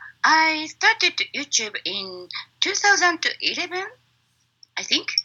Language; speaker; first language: English; non-native, learner; Japanese